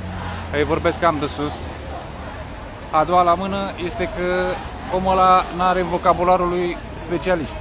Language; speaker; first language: Romanian; native; Romanian